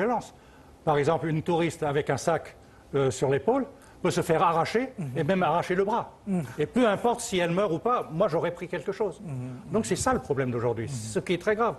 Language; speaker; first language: French; early bilingual, other home language; Chinese